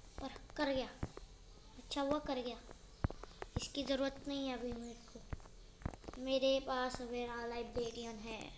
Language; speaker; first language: Hindi; non-native, local second language; Marathi